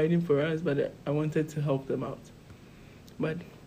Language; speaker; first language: English; non-native, local second language; Ewe